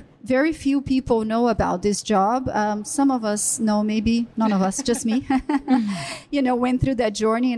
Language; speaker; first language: English; non-native, fluent; Portuguese